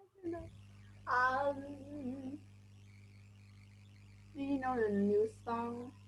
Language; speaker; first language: English; non-native, learner; Vietnamese